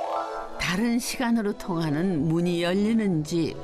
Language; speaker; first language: Korean; native; Korean